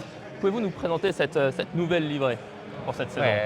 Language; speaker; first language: French; native; French